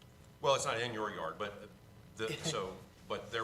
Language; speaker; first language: English; native; English